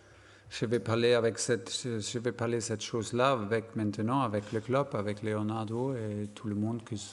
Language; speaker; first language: French; non-native, fluent; German